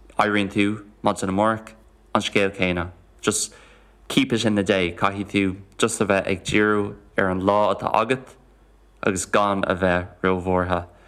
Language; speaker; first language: Irish; non-native, local second language; English